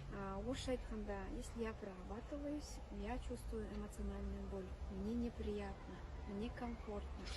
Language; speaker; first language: Russian; non-native, local second language; Kazakh